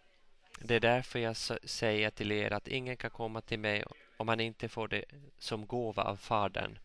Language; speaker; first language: Swedish; non-native, local second language; Finnish